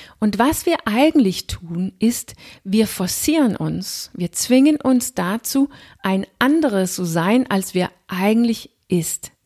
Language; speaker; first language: German; non-native, fluent; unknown